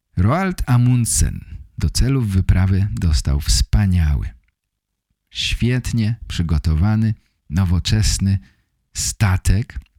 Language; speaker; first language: Polish; native; Polish